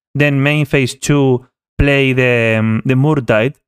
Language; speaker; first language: English; non-native, fluent; Spanish